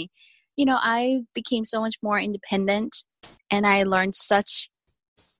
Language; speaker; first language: English; non-native, fluent; Korean